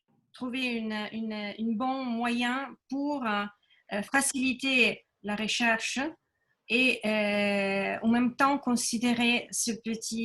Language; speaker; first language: French; non-native, fluent; Italian